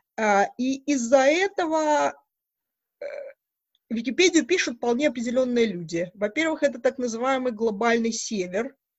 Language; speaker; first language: Russian; native; Russian